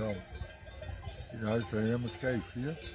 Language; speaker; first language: Dutch; native; Dutch